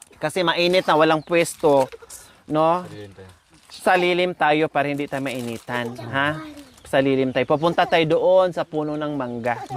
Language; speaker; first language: Filipino; non-native, local second language; Cebuano